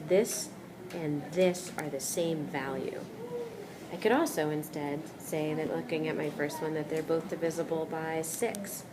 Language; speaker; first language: English; native; English